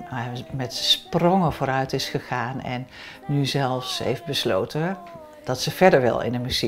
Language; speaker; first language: Dutch; native; Dutch